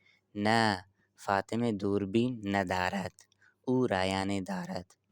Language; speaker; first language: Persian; non-native, fluent; Urdu